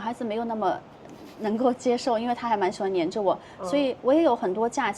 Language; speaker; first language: Chinese; native; Chinese